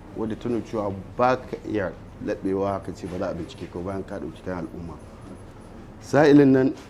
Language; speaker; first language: Hausa; native; Hausa